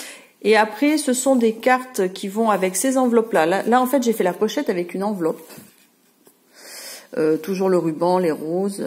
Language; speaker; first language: French; native; French